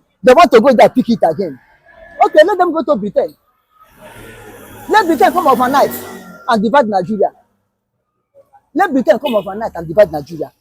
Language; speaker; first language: English; non-native, local second language; Igbo